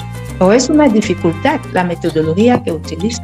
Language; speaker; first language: Spanish; non-native, fluent; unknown